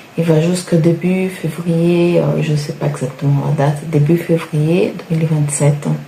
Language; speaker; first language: French; non-native, fluent; Portuguese